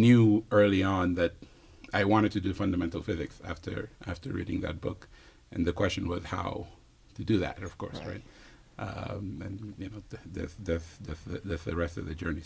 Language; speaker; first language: English; non-native, fluent; Wolof